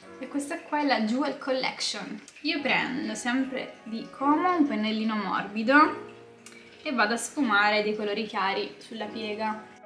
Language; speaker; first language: Italian; native; Italian